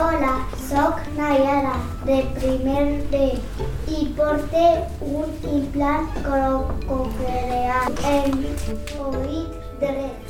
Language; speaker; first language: Catalan; non-native, local second language; Spanish